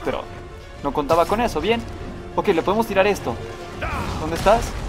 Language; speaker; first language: Spanish; native; Spanish